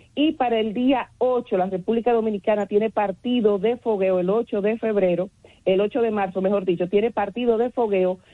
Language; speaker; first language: Spanish; native; Spanish